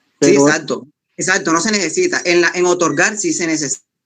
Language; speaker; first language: Spanish; native; Spanish